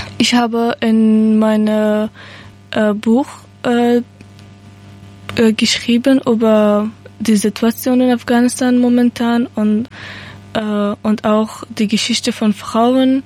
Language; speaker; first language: German; non-native, learner; Persian